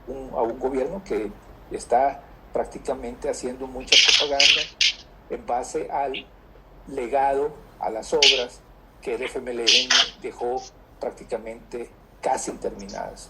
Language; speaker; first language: Spanish; native; Spanish